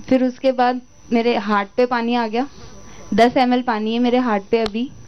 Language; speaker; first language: Hindi; native; Hindi